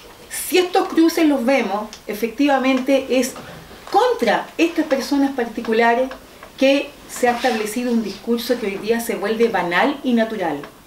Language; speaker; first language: Spanish; native; Spanish